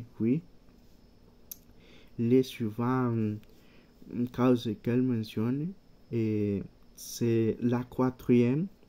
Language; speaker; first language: French; non-native, learner; Spanish